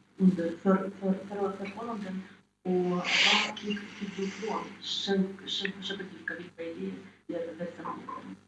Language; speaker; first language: Swedish; non-native, learner; Ukrainian